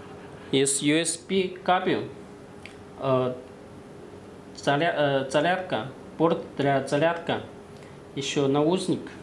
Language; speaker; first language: Russian; non-native, learner; Chinese